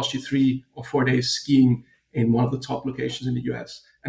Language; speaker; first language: English; non-native, fluent; German